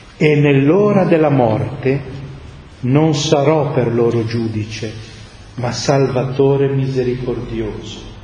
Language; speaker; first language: Italian; native; Italian